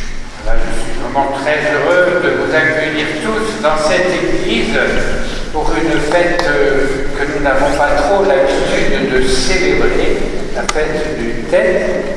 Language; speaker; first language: French; native; French